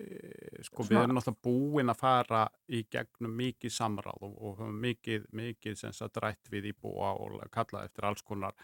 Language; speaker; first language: Icelandic; native; Icelandic